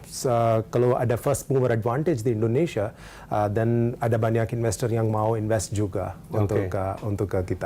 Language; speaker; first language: Indonesian; non-native, learner; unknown